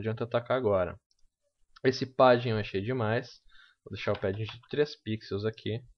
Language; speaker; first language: Portuguese; native; Portuguese